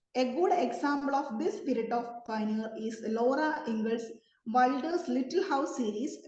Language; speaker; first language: English; non-native, local second language; Malayalam